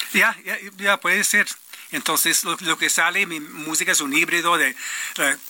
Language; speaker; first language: Spanish; non-native, fluent; English